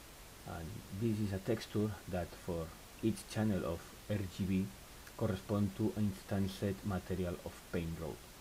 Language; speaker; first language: English; non-native, fluent; Spanish